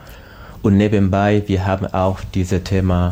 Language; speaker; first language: German; non-native, learner; Swahili